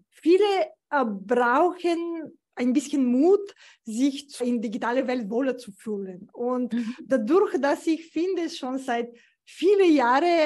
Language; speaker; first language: German; non-native, fluent; Bulgarian